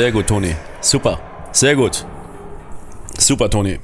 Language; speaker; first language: German; native; German